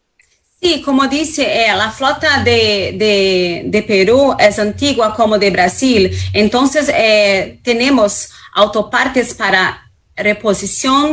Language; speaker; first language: Spanish; non-native, fluent; Portuguese